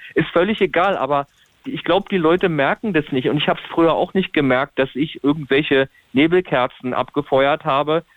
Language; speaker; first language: German; native; German